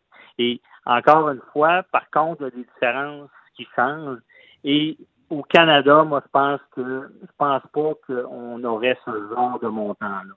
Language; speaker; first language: French; native; French